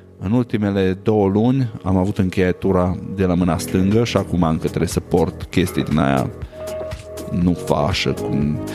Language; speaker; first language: Romanian; native; Romanian